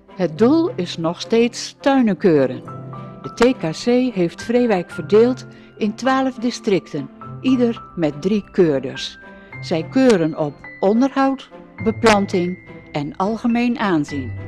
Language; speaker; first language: Dutch; native; Dutch